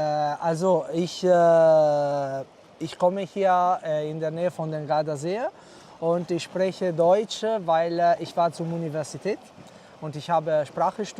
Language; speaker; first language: German; non-native, fluent; Italian